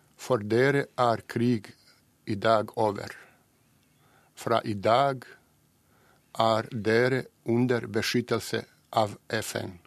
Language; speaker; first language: Norwegian; non-native, fluent; Bosnian